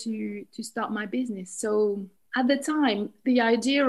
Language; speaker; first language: English; non-native, fluent; French